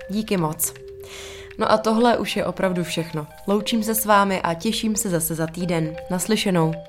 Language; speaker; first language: Czech; native; Czech